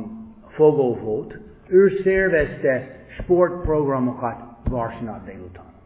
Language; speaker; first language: Hungarian; non-native, fluent; English